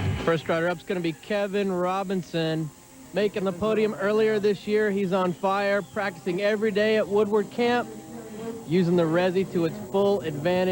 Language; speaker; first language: English; native; English